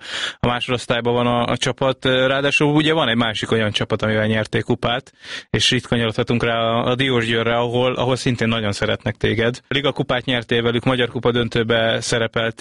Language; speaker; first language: Hungarian; native; Hungarian